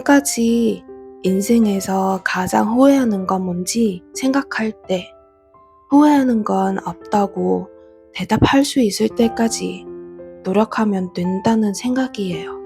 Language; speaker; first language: Korean; non-native, fluent; Vietnamese